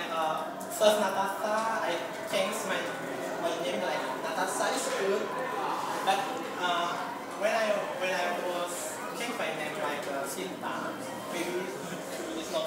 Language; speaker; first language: English; non-native, learner; Indonesian